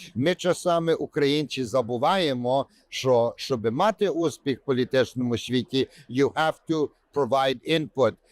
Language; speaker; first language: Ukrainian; early bilingual, heritage; Ukrainian